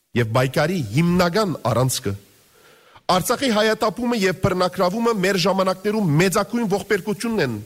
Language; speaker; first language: Armenian; early bilingual, heritage; Armenian